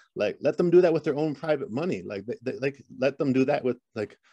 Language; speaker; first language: English; native; English